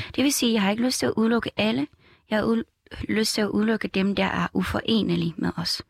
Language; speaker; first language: Danish; non-native, fluent; Vietnamese